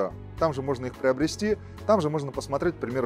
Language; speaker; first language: Russian; native; Russian